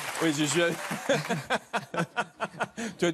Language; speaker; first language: French; non-native, learner; English